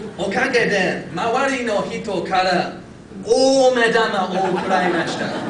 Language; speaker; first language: Japanese; non-native, fluent; English